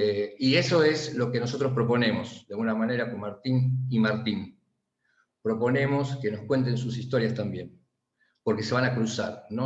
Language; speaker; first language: Spanish; native; Spanish